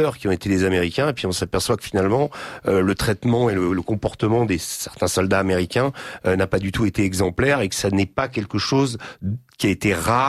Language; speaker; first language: French; native; French